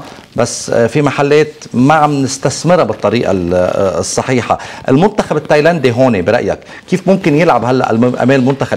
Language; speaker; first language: Arabic; native; Arabic